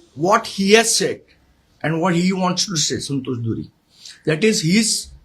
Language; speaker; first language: English; non-native, local second language; Marathi